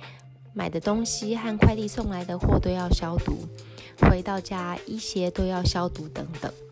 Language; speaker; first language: Chinese; native; Chinese